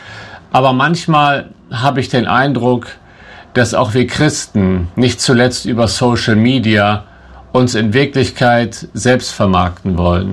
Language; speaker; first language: German; native; German